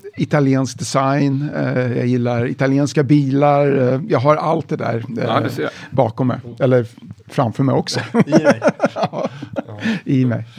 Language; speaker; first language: Swedish; early bilingual, other home language; Italian